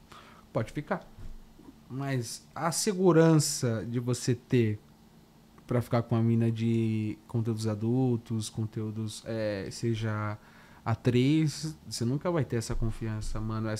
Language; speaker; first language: Portuguese; native; Portuguese